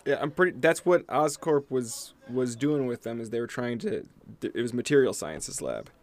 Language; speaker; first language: English; native; English